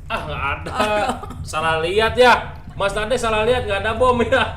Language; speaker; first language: Indonesian; native; Indonesian